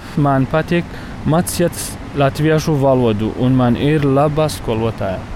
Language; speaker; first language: Latvian; non-native, learner; Central Kurdish